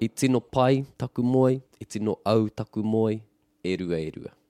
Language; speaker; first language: Māori; non-native, local second language; English